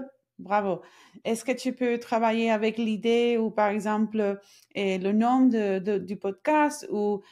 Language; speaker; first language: French; non-native, fluent; Spanish